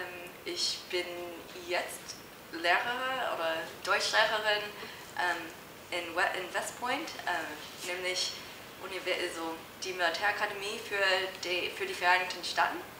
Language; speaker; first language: German; non-native, fluent; English